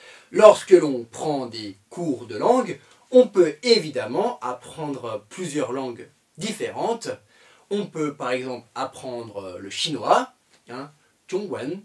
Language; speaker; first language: French; native; French